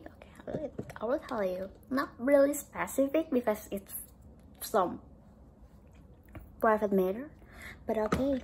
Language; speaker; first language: English; non-native, learner; Indonesian